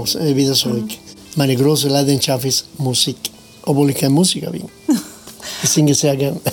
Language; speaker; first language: German; non-native, fluent; Spanish